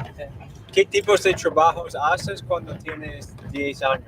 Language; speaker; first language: Spanish; non-native, learner; English